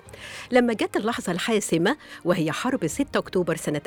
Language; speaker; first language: Arabic; native; Arabic